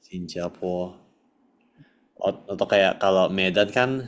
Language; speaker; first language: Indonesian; native; Indonesian